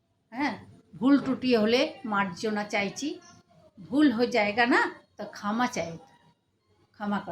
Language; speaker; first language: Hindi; non-native, learner; Bangla